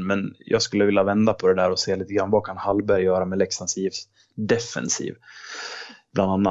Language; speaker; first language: Swedish; native; Swedish